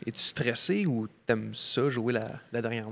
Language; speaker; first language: French; native; French